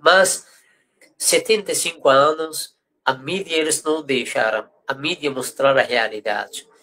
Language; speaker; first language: Portuguese; non-native, fluent; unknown